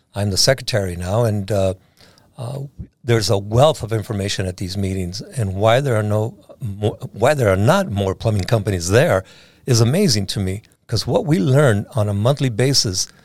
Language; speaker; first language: English; native; English